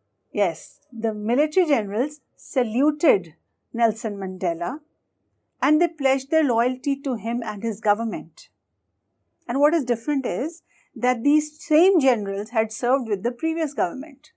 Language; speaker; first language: English; non-native, local second language; Hindi